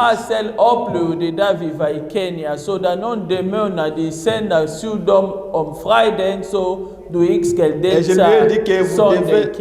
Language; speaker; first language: Danish; non-native, fluent; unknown